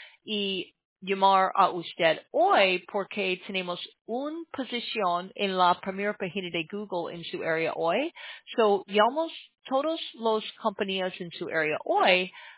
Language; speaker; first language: Spanish; non-native, learner; English